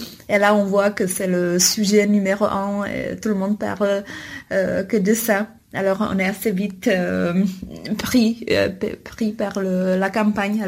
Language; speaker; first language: French; non-native, fluent; Czech